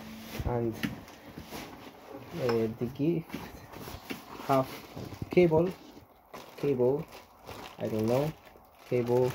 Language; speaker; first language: English; non-native, learner; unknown